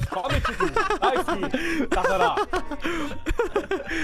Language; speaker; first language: Japanese; non-native, learner; English